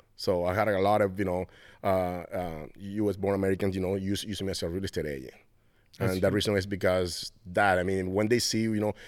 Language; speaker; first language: English; non-native, fluent; Spanish